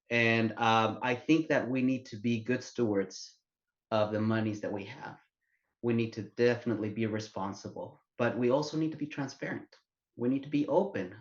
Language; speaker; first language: English; non-native, fluent; Spanish